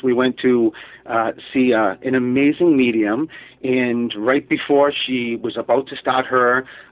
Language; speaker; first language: English; native; English